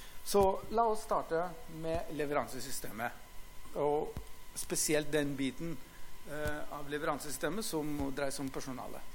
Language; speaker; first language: Norwegian; non-native, fluent; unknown